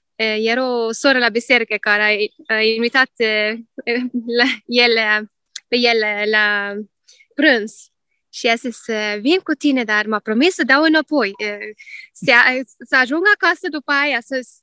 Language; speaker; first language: Romanian; non-native, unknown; Norwegian